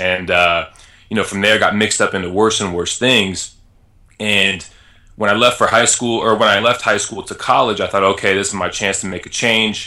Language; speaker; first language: English; native; English